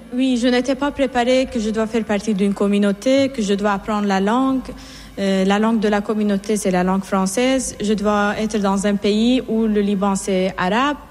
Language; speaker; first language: French; non-native, fluent; Persian